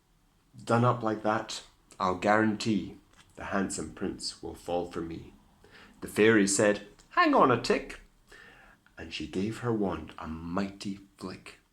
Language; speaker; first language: English; native; English